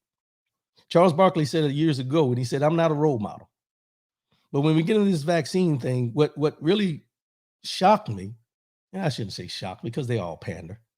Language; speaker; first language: English; native; English